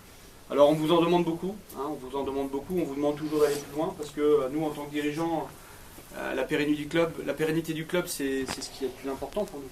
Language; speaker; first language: French; native; French